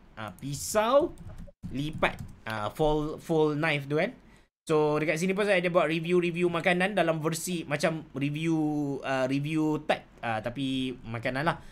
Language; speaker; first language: Malay; native; Malay